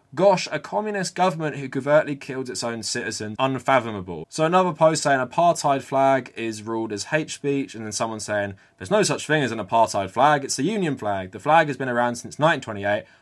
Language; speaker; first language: English; native; English